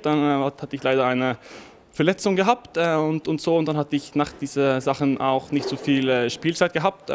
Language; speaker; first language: German; non-native, fluent; Norwegian